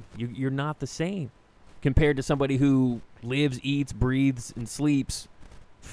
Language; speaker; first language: English; native; English